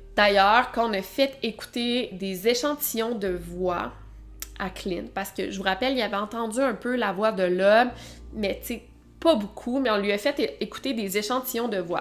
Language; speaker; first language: French; native; French